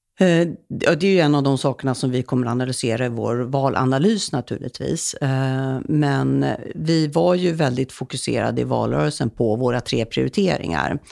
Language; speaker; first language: Swedish; native; Swedish